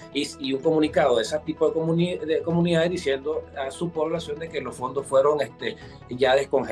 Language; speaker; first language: Spanish; native; Spanish